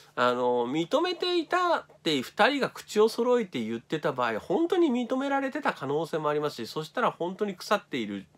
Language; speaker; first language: Japanese; native; Japanese